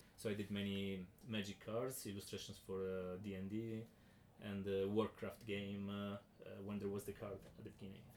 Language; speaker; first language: English; non-native, learner; Italian